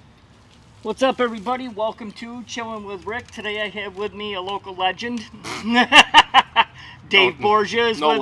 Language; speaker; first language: English; native; English